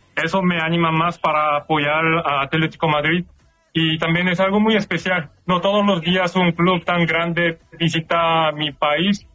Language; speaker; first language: Spanish; non-native, learner; Korean